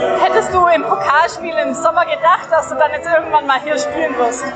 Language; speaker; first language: German; native; German